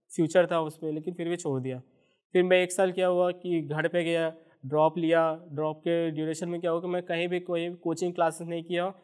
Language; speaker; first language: Hindi; native; Hindi